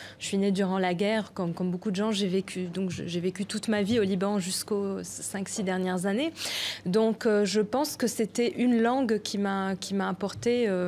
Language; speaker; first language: French; non-native, local second language; Arabic